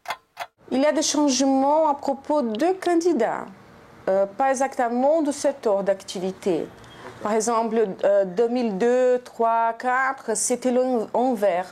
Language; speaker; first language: French; non-native, fluent; Portuguese